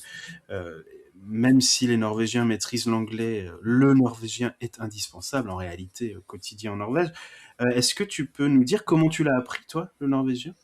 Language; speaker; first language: French; native; French